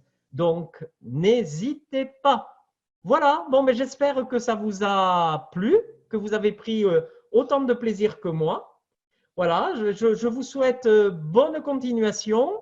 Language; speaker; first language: French; native; French